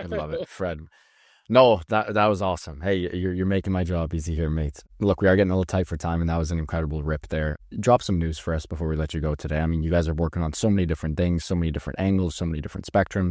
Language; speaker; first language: English; native; English